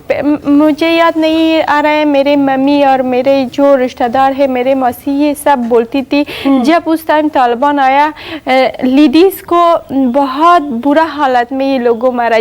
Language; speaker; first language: Hindi; non-native, learner; Persian